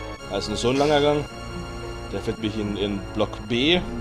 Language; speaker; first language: German; native; German